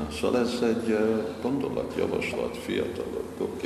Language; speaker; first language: Hungarian; non-native, fluent; English